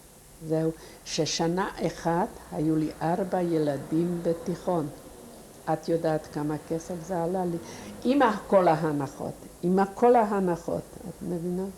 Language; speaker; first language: Hebrew; non-native, fluent; Yiddish